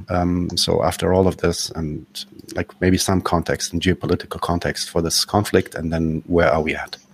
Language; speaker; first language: English; non-native, fluent; Polish